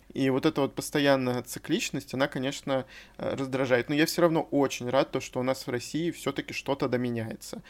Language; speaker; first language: Russian; native; Russian